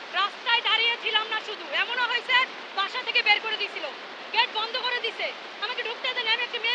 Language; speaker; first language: Bangla; native; Bangla